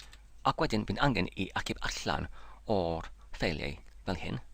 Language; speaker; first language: Welsh; non-native, learner; English